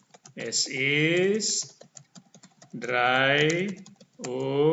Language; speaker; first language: German; non-native, fluent; Indonesian